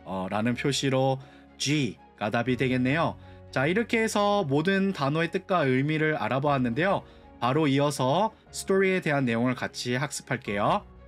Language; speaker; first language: Korean; native; Korean